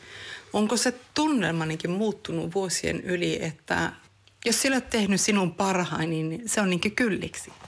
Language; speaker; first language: Finnish; early bilingual, heritage; Finnish